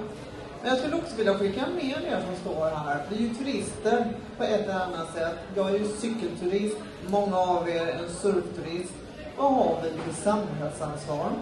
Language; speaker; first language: Swedish; native; Swedish